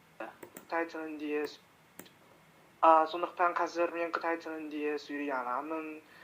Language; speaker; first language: Kazakh; non-native, learner; Chinese